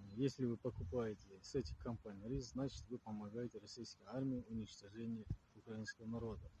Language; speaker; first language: Russian; non-native, local second language; Kazakh